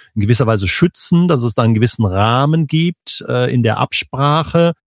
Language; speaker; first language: German; native; German